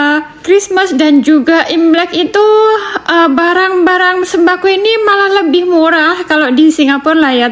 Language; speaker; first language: Indonesian; native; Indonesian